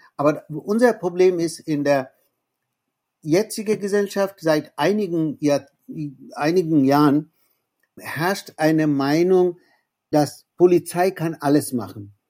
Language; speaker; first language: German; non-native, fluent; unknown